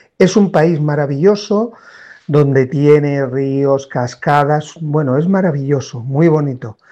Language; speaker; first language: Spanish; native; Spanish